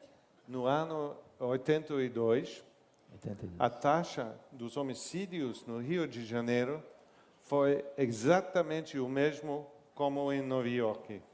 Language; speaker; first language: Portuguese; non-native, learner; English